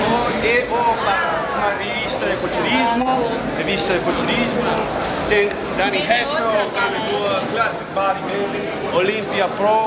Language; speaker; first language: Portuguese; non-native, learner; Spanish